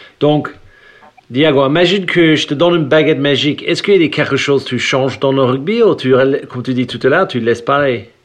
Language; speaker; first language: French; non-native, fluent; English